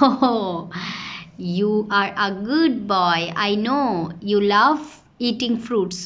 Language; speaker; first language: English; non-native, fluent; Bangla